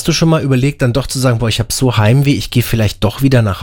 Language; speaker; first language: German; native; German